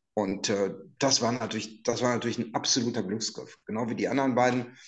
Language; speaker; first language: German; native; German